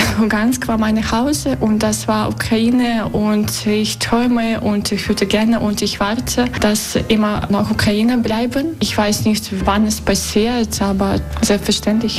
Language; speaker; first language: German; non-native, learner; Russian